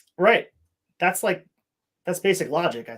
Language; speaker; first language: English; native; English